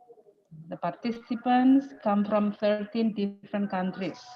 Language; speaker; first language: English; non-native, fluent; Indonesian